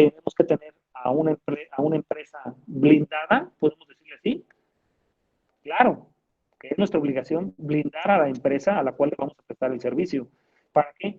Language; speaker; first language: Spanish; native; Spanish